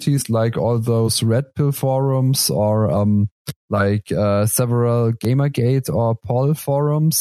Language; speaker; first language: English; non-native, fluent; German